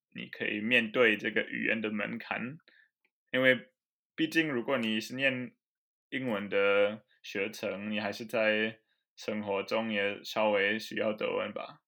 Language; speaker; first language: Chinese; non-native, fluent; German